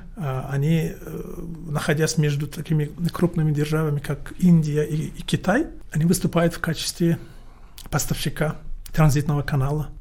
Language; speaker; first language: Russian; non-native, local second language; Tajik